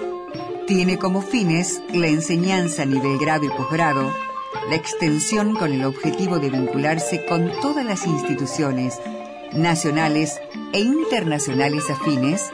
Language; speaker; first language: Spanish; native; Spanish